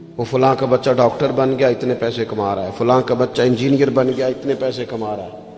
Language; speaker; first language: Urdu; native; Urdu